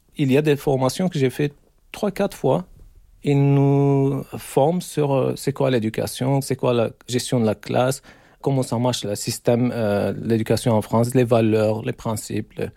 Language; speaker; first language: French; non-native, learner; Turkish